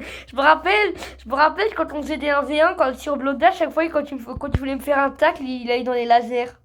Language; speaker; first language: French; native; French